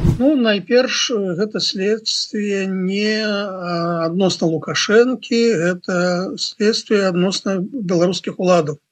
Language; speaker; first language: Belarusian; non-native, local second language; Russian